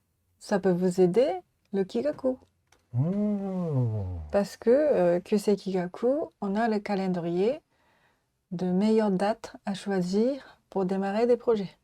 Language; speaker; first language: French; non-native, learner; Japanese